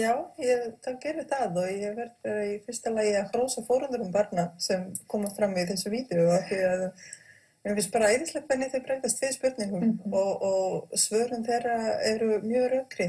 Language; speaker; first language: Icelandic; non-native, fluent; Croatian